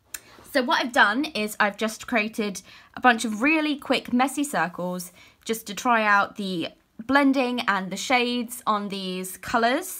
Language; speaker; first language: English; native; English